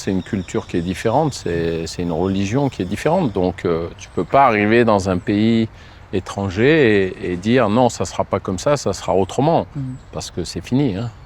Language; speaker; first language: French; native; French